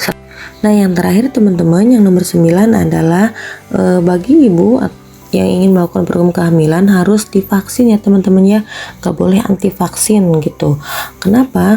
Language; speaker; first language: Indonesian; native; Indonesian